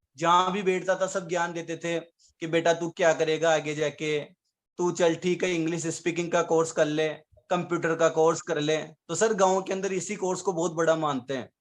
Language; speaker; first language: Hindi; native; Hindi